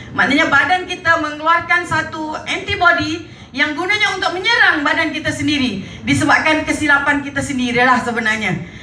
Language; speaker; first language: Malay; native; Malay